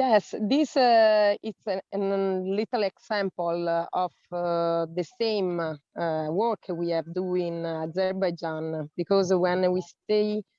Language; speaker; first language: English; non-native, learner; Italian